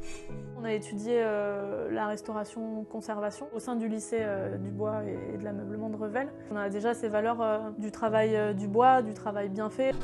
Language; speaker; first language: French; native; French